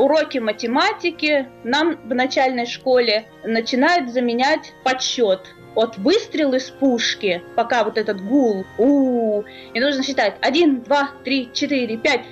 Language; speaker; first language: Russian; native; Russian